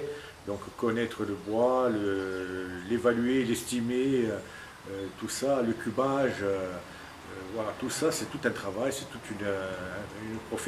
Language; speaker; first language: French; native; French